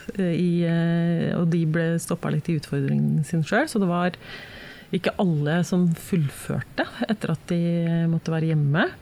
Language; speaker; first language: Norwegian; native; Norwegian